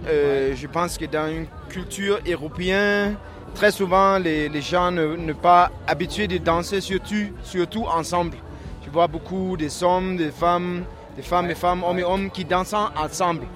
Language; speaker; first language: French; non-native, learner; Danish